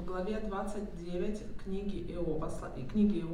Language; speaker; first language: Russian; native; Russian